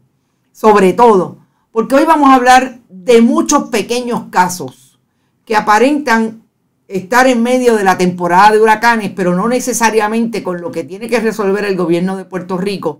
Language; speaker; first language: Spanish; native; Spanish